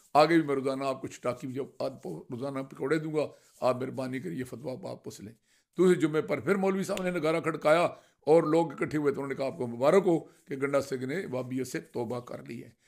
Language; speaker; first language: Urdu; non-native, local second language; Punjabi